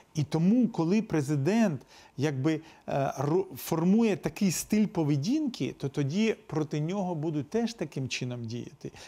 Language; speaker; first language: Ukrainian; non-native, local second language; Russian